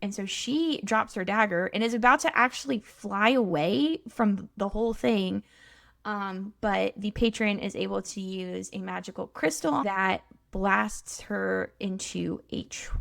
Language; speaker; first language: English; native; English